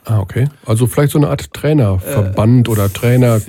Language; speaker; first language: German; native; German